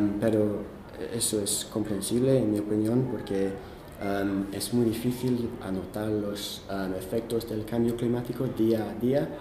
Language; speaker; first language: Spanish; non-native, fluent; English